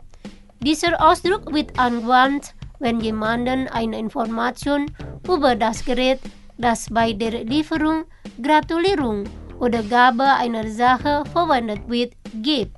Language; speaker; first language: German; non-native, fluent; Indonesian